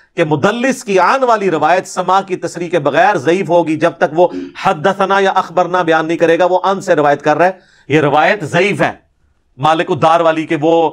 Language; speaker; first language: Urdu; non-native, local second language; Punjabi